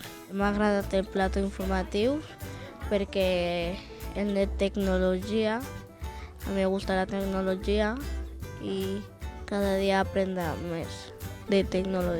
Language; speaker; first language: Catalan; non-native, local second language; Spanish